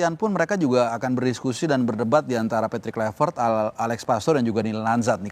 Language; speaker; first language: Indonesian; native; Indonesian